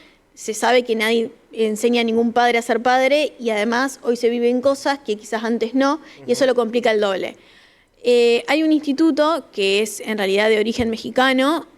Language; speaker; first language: Spanish; native; Spanish